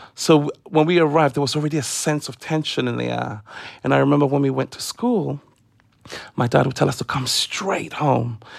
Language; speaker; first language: English; non-native, local second language; Akan